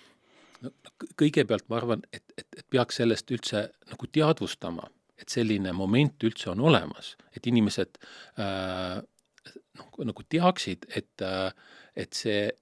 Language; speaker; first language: Estonian; native; Estonian